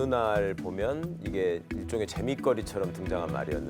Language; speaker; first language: Korean; native; Korean